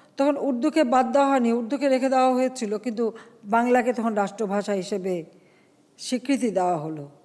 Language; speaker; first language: Bangla; native; Bangla